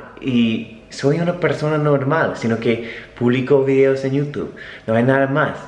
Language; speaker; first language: Spanish; native; Spanish